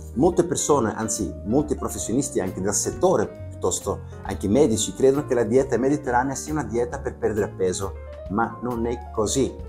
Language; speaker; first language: Italian; non-native, fluent; Dutch